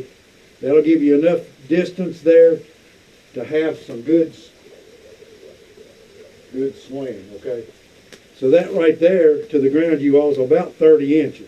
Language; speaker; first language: English; native; English